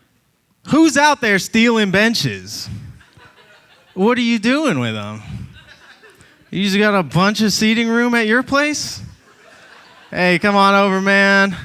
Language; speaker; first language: English; native; English